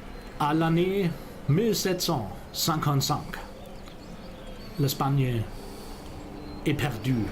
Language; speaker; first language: French; non-native, learner; German